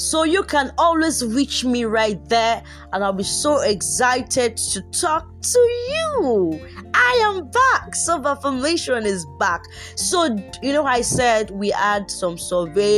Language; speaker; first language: English; non-native, local second language; Yoruba